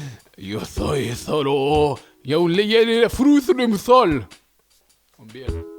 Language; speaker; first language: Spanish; non-native, learner; French